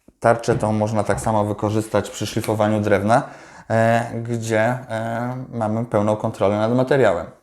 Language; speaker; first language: Polish; native; Polish